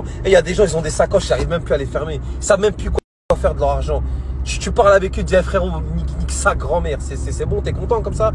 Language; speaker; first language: French; native; French